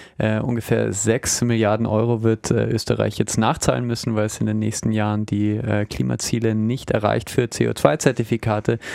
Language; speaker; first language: German; native; German